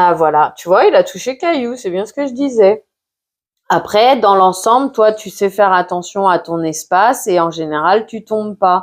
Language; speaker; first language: French; native; French